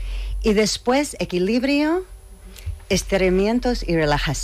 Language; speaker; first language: Spanish; non-native, fluent; English